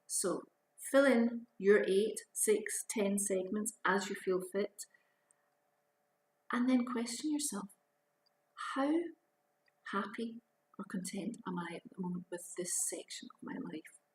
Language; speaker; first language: English; native; English